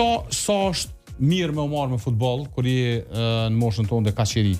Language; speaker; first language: Albanian; native; Albanian